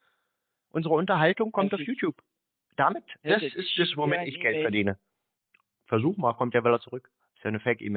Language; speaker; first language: German; native; German